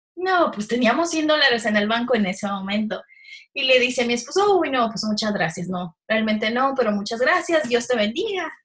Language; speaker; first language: Spanish; early bilingual, heritage; Spanish